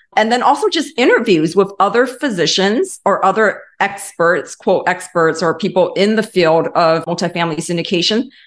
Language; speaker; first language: English; native; English